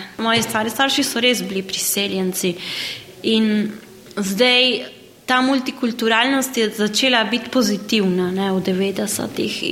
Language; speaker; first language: Slovenian; early bilingual, heritage; Slovenian